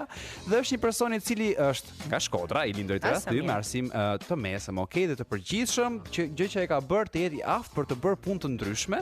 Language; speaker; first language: Albanian; native; Albanian